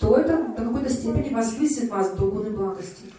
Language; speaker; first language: Russian; native; Russian